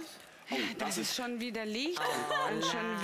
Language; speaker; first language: German; non-native, learner; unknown